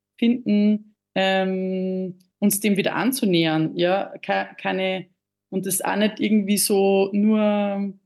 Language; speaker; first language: German; native; German